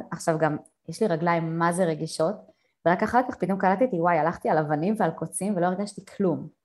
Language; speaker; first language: Hebrew; native; Hebrew